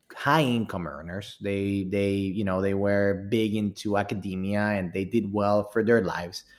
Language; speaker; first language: English; early bilingual, other home language; Spanish